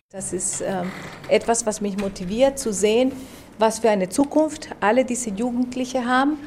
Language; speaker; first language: German; non-native, fluent; Spanish